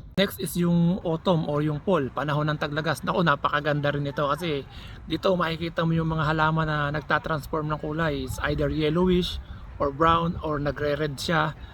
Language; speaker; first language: Filipino; native; Filipino